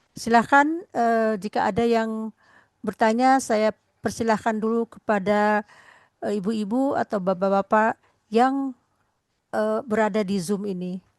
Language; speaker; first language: Malay; non-native, local second language; Minangkabau